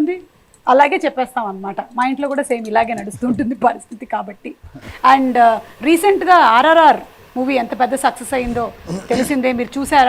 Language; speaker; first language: Telugu; native; Telugu